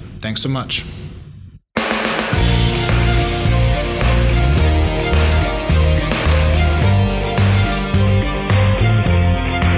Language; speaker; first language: English; native; English